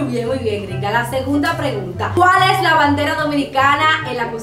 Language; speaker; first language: Spanish; native; Spanish